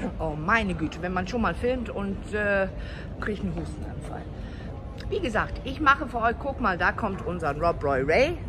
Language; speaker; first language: German; non-native, fluent; English